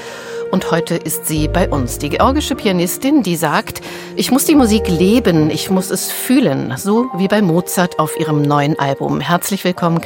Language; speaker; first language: German; native; German